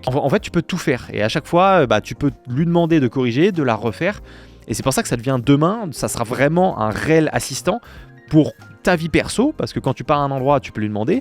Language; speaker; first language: French; native; French